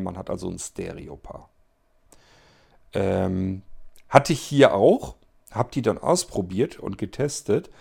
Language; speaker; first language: German; native; German